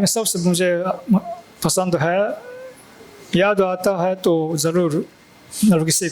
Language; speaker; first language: Hindi; non-native, fluent; Japanese